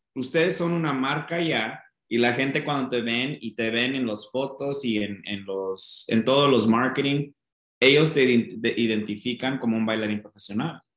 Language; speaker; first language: Spanish; non-native, fluent; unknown